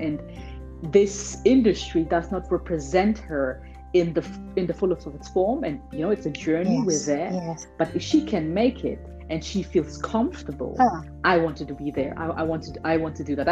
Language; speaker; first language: English; non-native, fluent; German